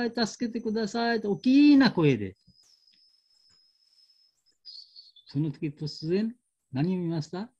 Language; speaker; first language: Japanese; non-native, learner; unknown